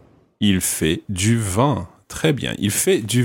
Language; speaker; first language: French; non-native, fluent; English